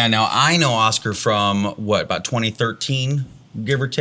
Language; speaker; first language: English; native; English